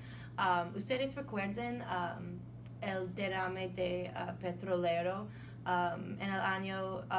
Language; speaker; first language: Spanish; non-native, learner; English